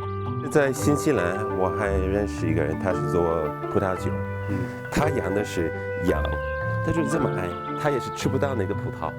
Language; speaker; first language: Chinese; non-native, fluent; English